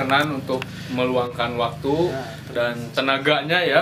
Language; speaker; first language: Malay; non-native, local second language; Sundanese